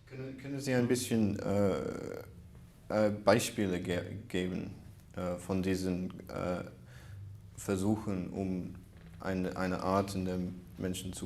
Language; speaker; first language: German; non-native, learner; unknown